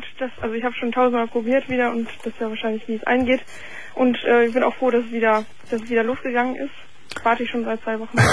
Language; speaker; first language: German; native; German